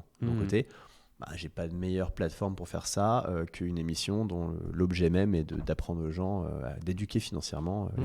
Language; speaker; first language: French; native; French